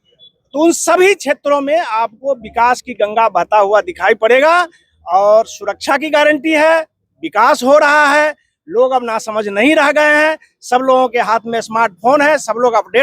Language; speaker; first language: Hindi; native; Hindi